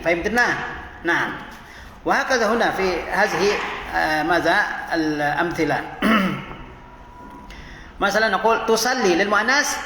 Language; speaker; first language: Arabic; non-native, fluent; Indonesian